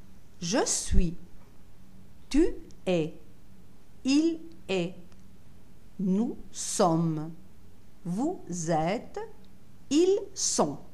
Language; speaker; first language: French; non-native, fluent; Italian